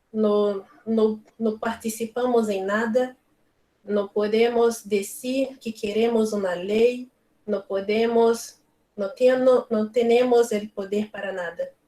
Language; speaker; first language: Spanish; non-native, learner; Portuguese